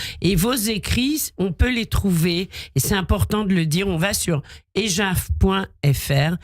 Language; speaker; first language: French; native; French